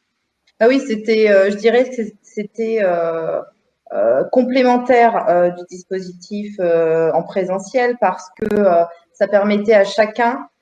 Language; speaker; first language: French; native; French